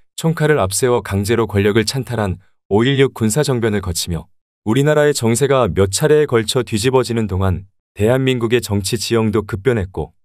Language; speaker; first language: Korean; native; Korean